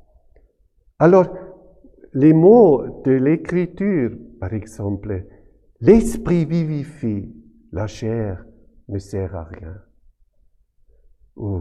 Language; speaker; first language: French; non-native, fluent; German